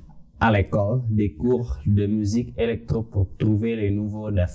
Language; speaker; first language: French; non-native, fluent; Indonesian